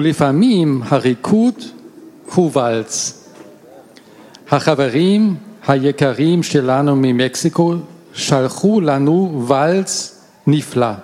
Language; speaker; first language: Hebrew; non-native, learner; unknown